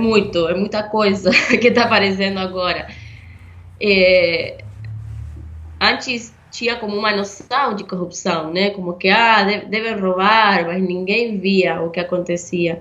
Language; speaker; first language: Portuguese; non-native, fluent; Spanish